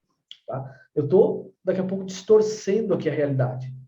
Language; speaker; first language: Portuguese; native; Portuguese